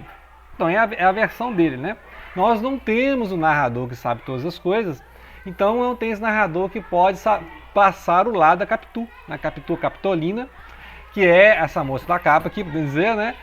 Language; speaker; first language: Portuguese; native; Portuguese